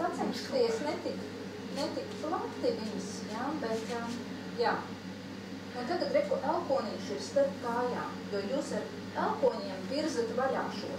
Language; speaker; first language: Latvian; native; Latvian